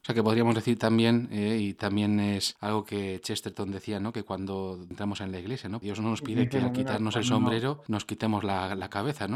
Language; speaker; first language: Spanish; native; Spanish